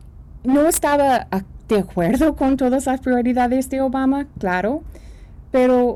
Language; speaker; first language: Spanish; early bilingual, heritage; Spanish